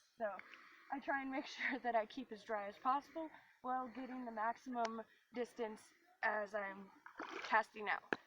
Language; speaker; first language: English; native; English